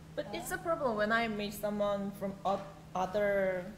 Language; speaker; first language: English; non-native, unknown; Korean